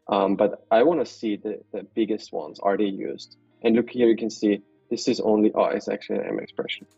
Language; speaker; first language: English; non-native, fluent; German